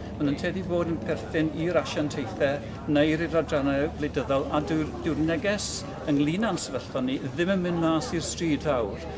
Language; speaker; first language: Welsh; native; Welsh